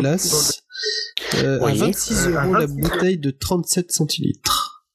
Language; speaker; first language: French; native; French